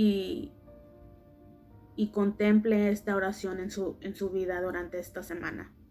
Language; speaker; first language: Spanish; native; Spanish